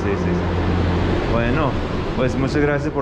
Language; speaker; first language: Spanish; non-native, fluent; English